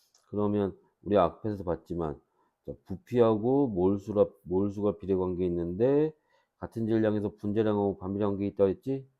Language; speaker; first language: Korean; native; Korean